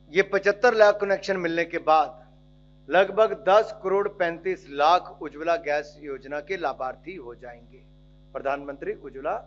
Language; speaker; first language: Hindi; native; Hindi